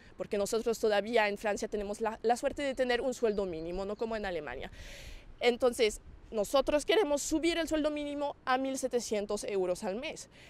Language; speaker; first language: Spanish; non-native, fluent; French